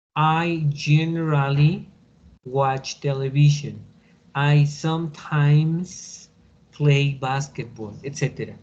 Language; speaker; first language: English; non-native, learner; Spanish